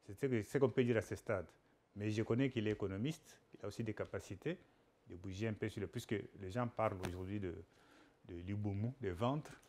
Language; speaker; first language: French; non-native, local second language; Lingala